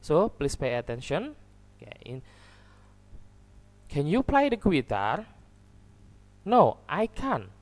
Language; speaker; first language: English; non-native, learner; Indonesian